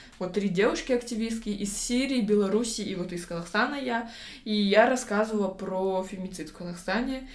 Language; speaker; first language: Russian; native; Russian